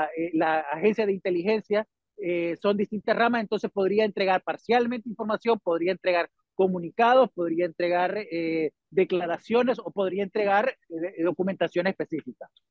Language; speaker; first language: Spanish; native; Spanish